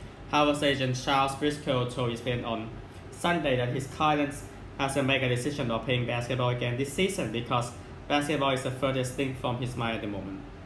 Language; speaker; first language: English; non-native, fluent; Thai